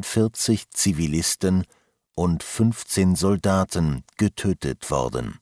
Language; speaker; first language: German; native; German